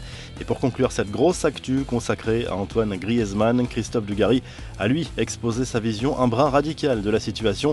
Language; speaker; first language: French; native; French